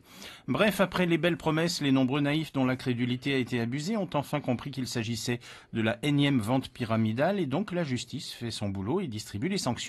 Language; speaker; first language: French; native; French